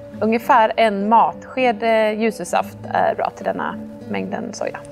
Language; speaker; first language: Swedish; native; Swedish